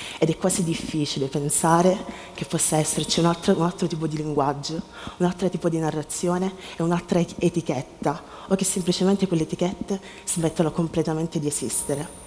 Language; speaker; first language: Italian; native; Italian